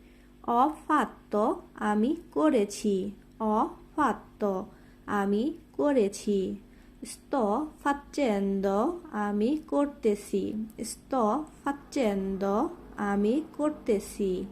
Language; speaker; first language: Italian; non-native, fluent; Bangla